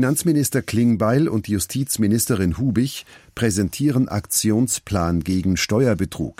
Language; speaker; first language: German; native; German